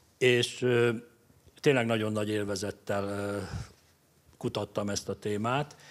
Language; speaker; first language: Hungarian; native; Hungarian